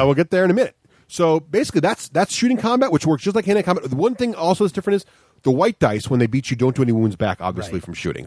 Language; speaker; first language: English; native; English